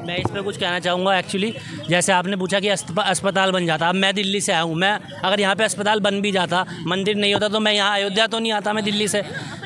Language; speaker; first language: Hindi; native; Hindi